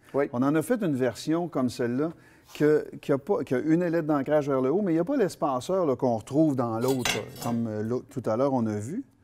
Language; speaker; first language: French; native; French